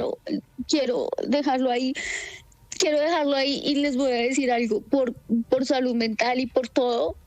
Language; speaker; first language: Spanish; native; Spanish